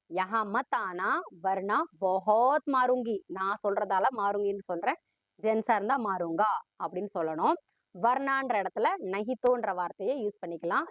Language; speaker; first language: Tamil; early bilingual, heritage; Tamil